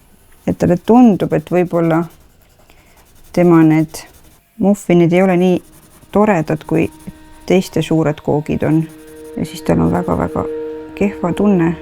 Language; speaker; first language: Estonian; native; Estonian